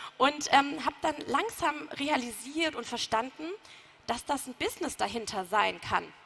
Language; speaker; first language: German; native; German